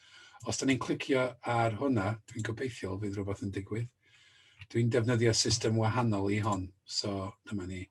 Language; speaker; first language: Welsh; native; Welsh